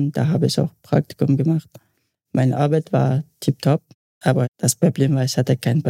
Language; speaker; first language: German; non-native, learner; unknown